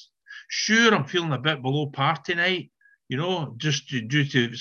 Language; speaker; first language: English; native; English